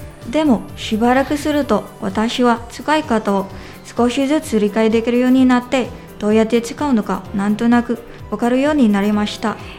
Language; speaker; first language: Japanese; non-native, learner; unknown